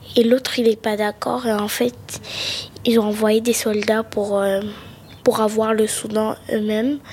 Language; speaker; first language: French; early bilingual, other home language; Arabic